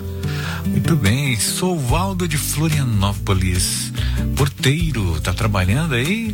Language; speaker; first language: Portuguese; native; Portuguese